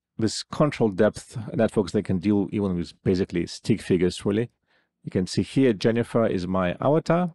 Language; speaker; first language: English; non-native, fluent; Russian